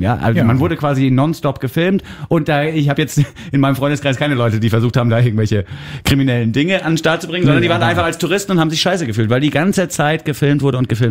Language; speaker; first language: German; native; German